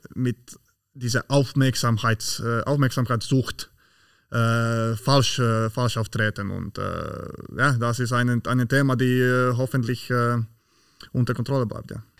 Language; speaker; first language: German; non-native, fluent; Slovak